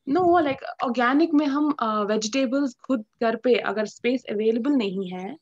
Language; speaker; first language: Hindi; native; Hindi